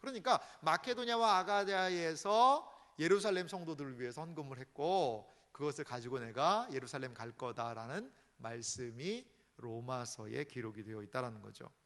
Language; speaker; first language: Korean; native; Korean